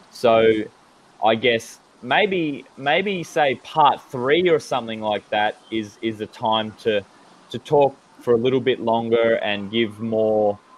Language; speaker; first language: English; native; English